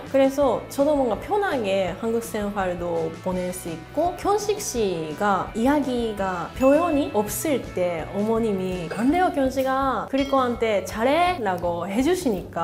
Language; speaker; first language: Korean; non-native, learner; Japanese